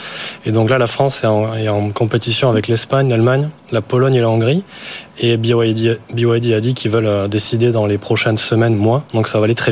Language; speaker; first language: French; native; French